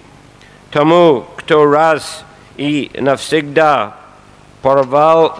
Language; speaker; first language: Russian; non-native, fluent; English